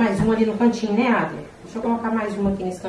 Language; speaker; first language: Portuguese; native; Portuguese